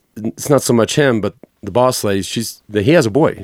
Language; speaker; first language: English; native; English